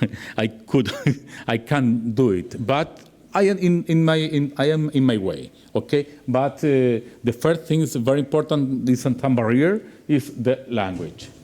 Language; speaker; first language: English; non-native, learner; Spanish